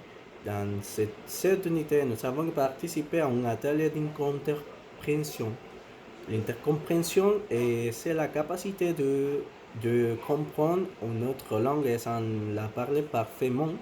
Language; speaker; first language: French; non-native, learner; Spanish